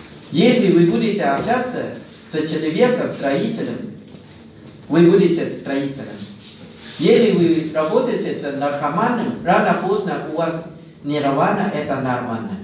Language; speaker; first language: Russian; non-native, learner; Thai